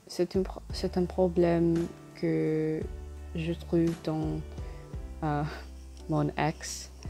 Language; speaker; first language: French; non-native, learner; English